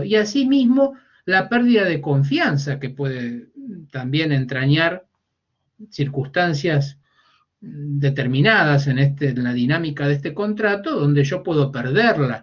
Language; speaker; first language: Spanish; native; Spanish